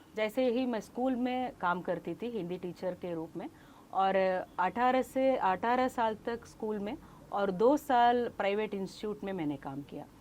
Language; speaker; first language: Hindi; non-native, local second language; Kannada